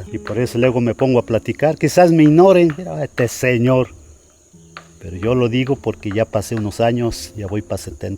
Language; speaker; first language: Spanish; native; Spanish